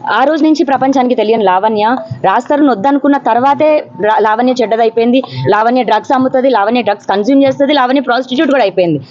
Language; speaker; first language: Telugu; native; Telugu